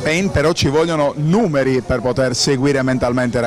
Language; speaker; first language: Italian; native; Italian